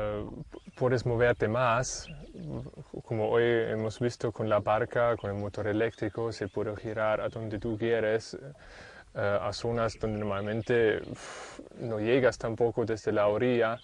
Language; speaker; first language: Spanish; non-native, fluent; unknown